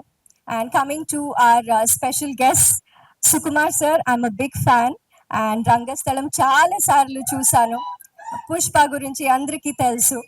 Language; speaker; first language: Telugu; non-native, local second language; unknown